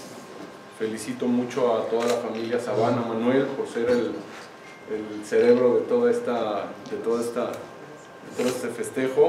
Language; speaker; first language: Spanish; native; Spanish